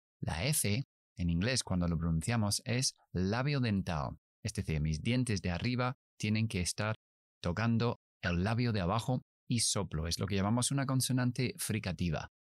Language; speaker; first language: Spanish; non-native, fluent; English